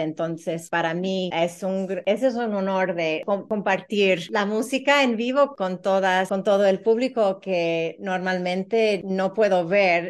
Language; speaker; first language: Spanish; early bilingual, heritage; Spanish